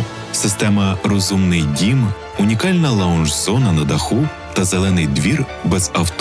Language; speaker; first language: Ukrainian; native; Ukrainian